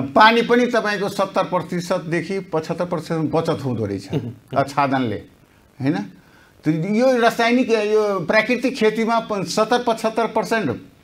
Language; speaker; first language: Nepali; non-native, local second language; Maithili